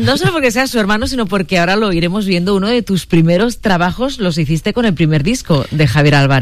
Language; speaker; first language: Spanish; native; Spanish